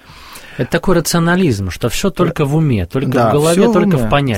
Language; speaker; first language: Russian; native; Russian